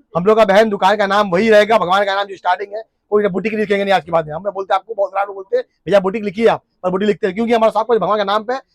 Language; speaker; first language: Hindi; non-native, local second language; Bangla